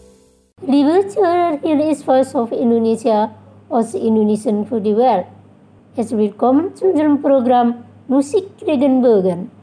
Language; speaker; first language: German; non-native, fluent; Indonesian